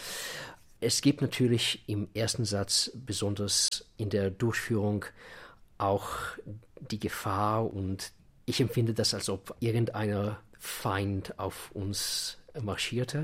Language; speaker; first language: German; non-native, fluent; Russian